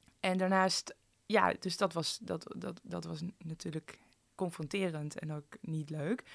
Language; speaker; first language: Dutch; early bilingual, other home language; Persian